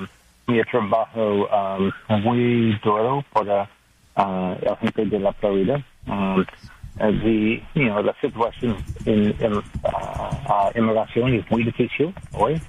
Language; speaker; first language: Spanish; non-native, learner; English